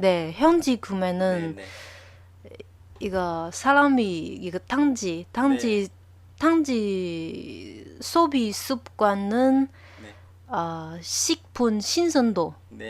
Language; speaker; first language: Korean; non-native, learner; Chinese